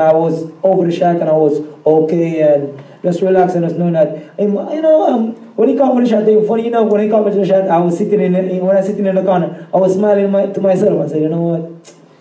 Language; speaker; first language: English; native; English